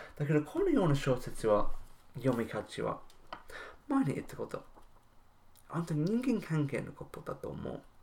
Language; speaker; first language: Japanese; non-native, learner; English